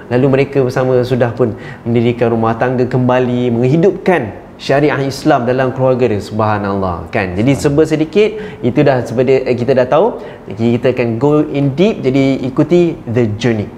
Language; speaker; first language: Malay; native; Malay